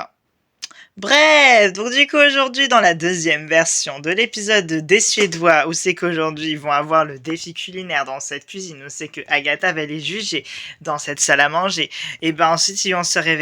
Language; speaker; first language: French; native; French